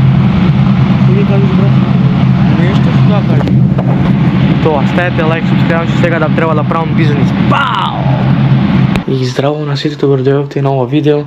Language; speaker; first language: Macedonian; non-native, local second language; Romany